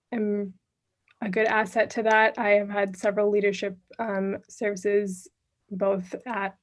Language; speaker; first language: English; native; English